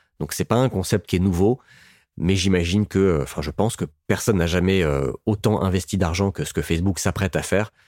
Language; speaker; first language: French; native; French